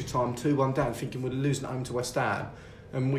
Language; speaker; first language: English; native; English